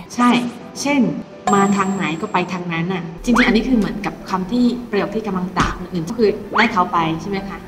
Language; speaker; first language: Thai; non-native, fluent; Chinese